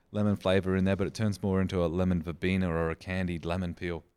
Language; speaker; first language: English; native; English